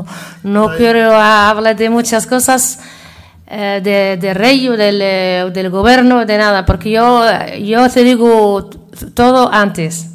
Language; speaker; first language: Spanish; non-native, learner; Arabic